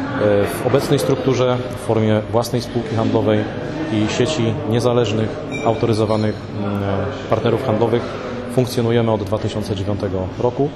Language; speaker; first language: Polish; native; Polish